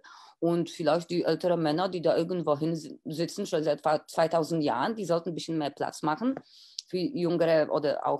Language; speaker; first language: German; non-native, fluent; Polish